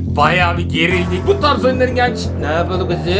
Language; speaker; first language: Turkish; native; Turkish